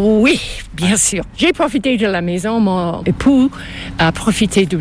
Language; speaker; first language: French; non-native, fluent; English